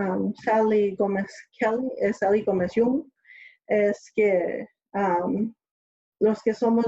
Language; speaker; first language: Spanish; early bilingual, other home language; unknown